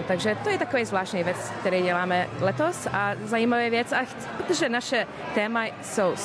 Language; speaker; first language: Czech; early bilingual, heritage; English